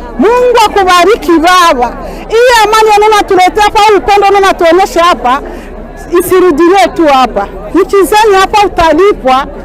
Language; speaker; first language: Swahili; non-native, local second language; Rundi